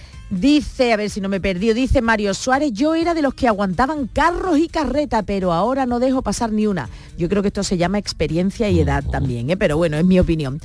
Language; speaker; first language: Spanish; native; Spanish